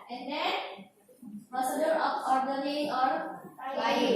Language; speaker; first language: English; non-native, learner; Indonesian